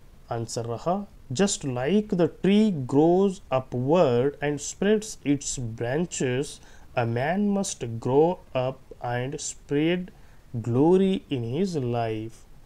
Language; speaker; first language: English; non-native, local second language; Urdu